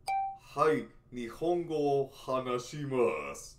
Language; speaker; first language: Japanese; non-native, learner; English